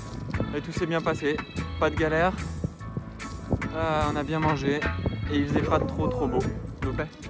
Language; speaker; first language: French; native; French